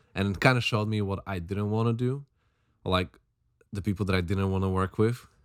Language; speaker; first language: English; non-native, fluent; Slovak